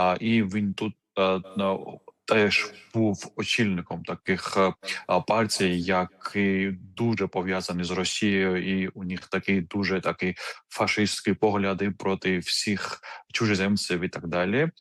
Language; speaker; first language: Ukrainian; non-native, fluent; Georgian